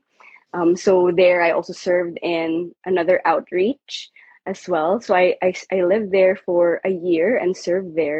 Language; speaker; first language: English; non-native, local second language; Filipino